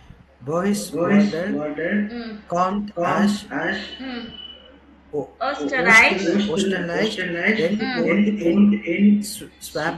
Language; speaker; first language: German; non-native, learner; Tamil